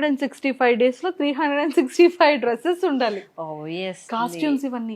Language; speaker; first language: Telugu; native; Telugu